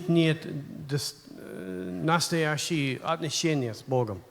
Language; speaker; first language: Russian; non-native, learner; English